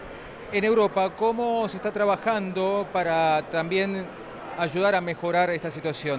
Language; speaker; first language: Spanish; native; Spanish